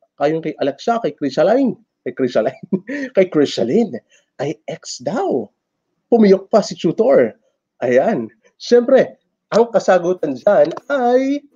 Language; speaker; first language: Filipino; native; Filipino